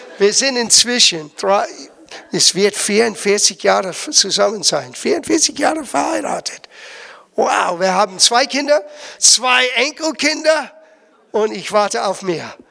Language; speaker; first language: German; non-native, fluent; English